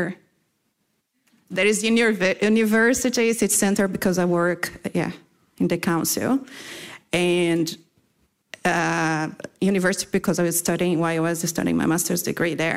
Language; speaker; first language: English; non-native, fluent; Portuguese